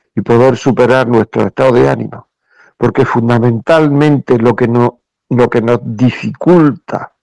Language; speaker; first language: Spanish; native; Spanish